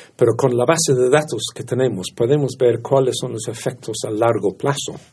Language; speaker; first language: Spanish; non-native, fluent; English